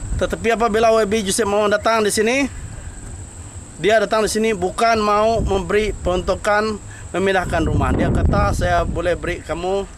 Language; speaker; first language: Malay; non-native, local second language; Iban